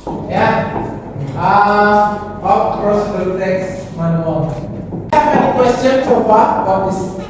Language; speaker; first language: English; non-native, learner; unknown